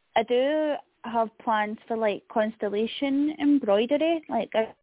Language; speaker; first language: English; native; English